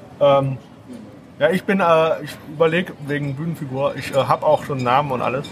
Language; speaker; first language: German; native; German